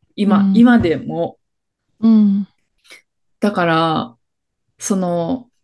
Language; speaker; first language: Japanese; early bilingual, other home language; Filipino